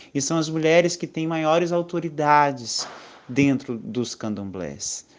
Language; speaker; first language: Portuguese; native; Portuguese